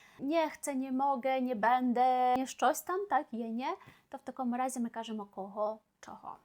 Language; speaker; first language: Polish; non-native, fluent; Ukrainian